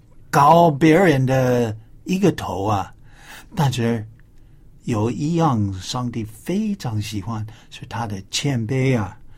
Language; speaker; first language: Chinese; non-native, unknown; English